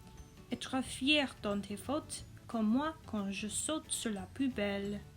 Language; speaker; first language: French; non-native, learner; English